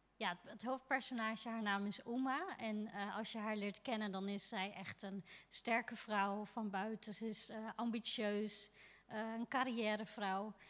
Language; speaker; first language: Dutch; native; Dutch